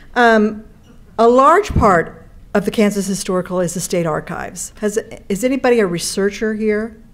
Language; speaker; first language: English; native; English